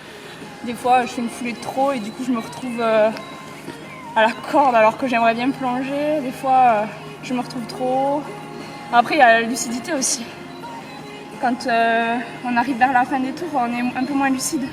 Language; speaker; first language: French; native; French